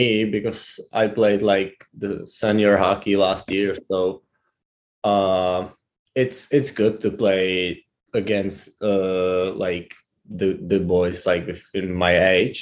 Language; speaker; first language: English; non-native, fluent; Czech